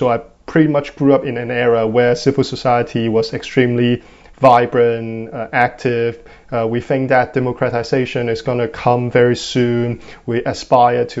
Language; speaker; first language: English; non-native, local second language; Cantonese